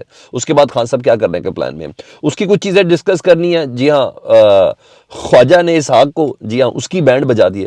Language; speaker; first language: Urdu; native; Urdu